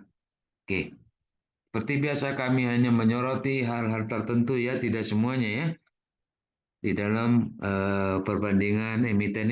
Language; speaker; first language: Indonesian; native; Indonesian